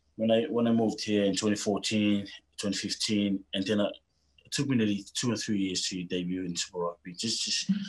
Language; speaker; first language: English; non-native, fluent; Tongan